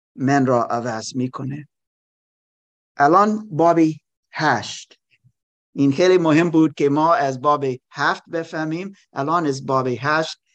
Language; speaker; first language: Persian; non-native, learner; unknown